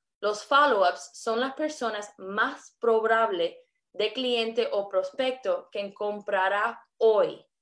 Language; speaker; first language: Spanish; early bilingual, heritage; English